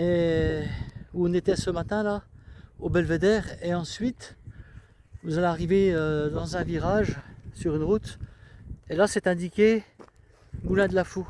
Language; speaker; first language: French; native; French